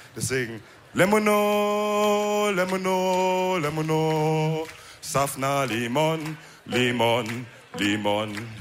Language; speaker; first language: German; early bilingual, other home language; Wolof